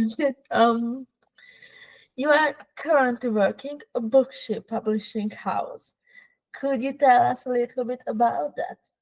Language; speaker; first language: English; non-native, learner; Hungarian